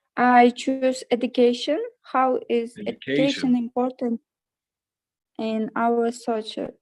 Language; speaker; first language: English; non-native, learner; Russian